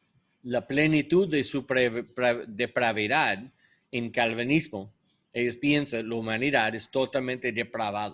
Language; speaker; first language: Spanish; non-native, learner; English